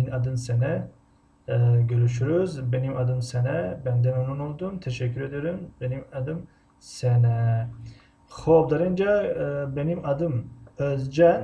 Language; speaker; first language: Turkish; non-native, fluent; Tajik